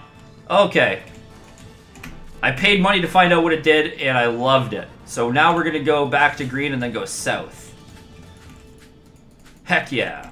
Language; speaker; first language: English; native; English